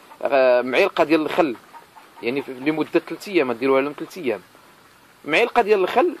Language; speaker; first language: Arabic; native; Arabic